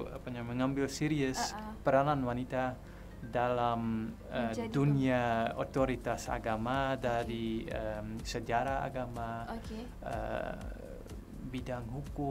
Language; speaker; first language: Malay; non-native, fluent; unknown